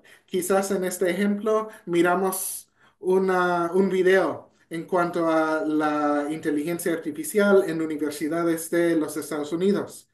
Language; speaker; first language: Spanish; non-native, fluent; English